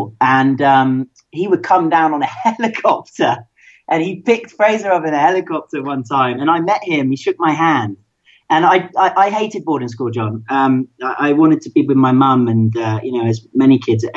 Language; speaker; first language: English; native; English